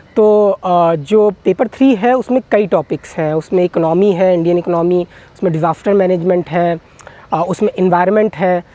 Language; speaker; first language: Hindi; native; Hindi